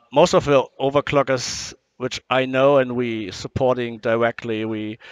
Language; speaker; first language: English; non-native, fluent; German